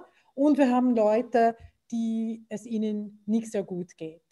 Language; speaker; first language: German; non-native, fluent; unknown